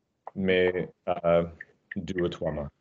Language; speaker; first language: French; non-native, learner; English